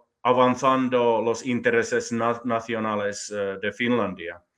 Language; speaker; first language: Spanish; non-native, fluent; Finnish